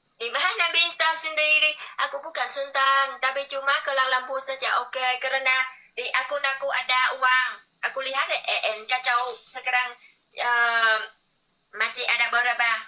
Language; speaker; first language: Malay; non-native, learner; Vietnamese